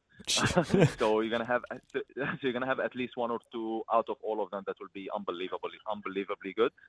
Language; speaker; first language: English; early bilingual, other home language; Arabic